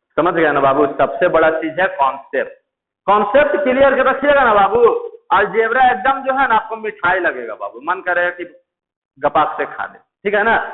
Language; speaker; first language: Hindi; native; Hindi